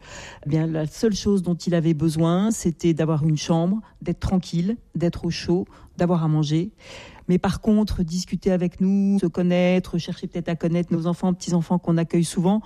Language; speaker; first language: French; native; French